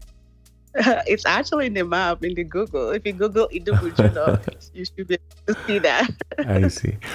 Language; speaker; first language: English; non-native, local second language; Igbo